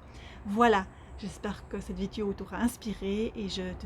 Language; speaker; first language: French; native; French